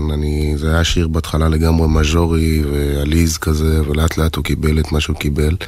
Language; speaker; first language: Hebrew; native; Hebrew